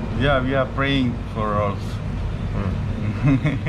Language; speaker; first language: English; non-native, learner; Tamil